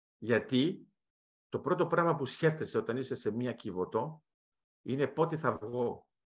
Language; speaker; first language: Greek; early bilingual, heritage; Greek